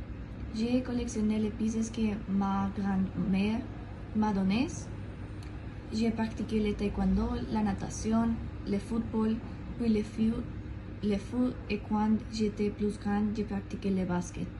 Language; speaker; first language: French; non-native, learner; Spanish